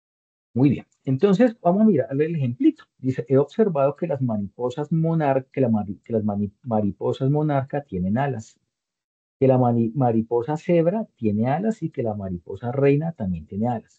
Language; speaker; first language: Spanish; native; Spanish